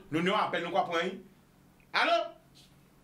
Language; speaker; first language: French; non-native, local second language; Guadeloupean Creole French